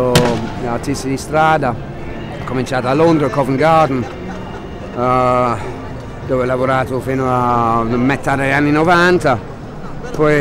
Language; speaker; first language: Italian; non-native, fluent; English